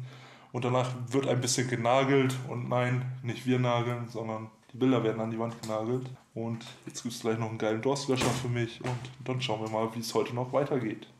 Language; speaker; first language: German; native; German